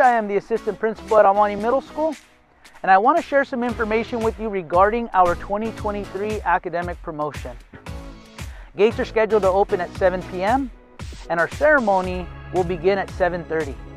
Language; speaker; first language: English; early bilingual, other home language; Spanish